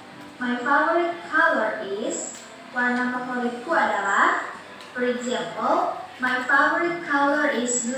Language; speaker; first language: English; non-native, fluent; Indonesian